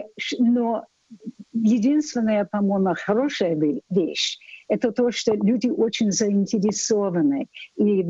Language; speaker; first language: Russian; non-native, fluent; English